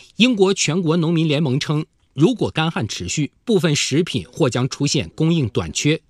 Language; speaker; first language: Chinese; native; Chinese